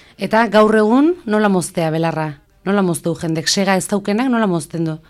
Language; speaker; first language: Basque; native; Basque